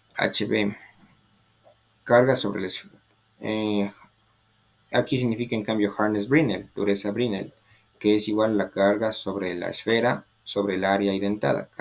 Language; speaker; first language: Spanish; native; Spanish